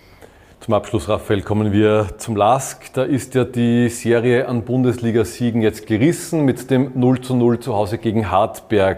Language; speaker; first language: German; native; German